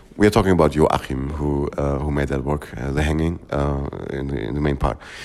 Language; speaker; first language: English; non-native, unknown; German